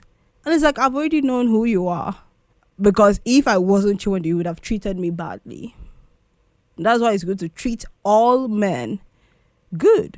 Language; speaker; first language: English; non-native, local second language; Igbo